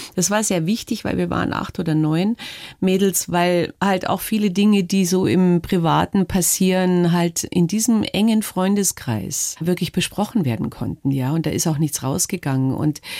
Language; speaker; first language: German; native; German